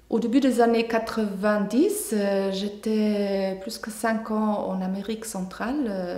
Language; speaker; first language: French; non-native, fluent; German